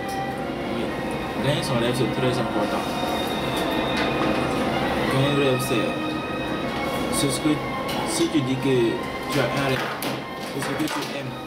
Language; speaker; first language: French; non-native, learner; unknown